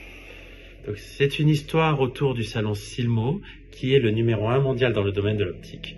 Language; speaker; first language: French; native; French